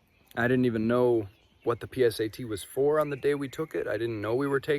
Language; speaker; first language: English; native; English